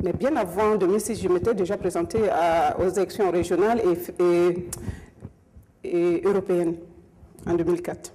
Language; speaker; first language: French; non-native, local second language; Mossi